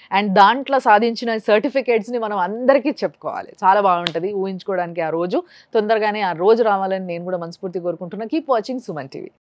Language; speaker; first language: Telugu; native; Telugu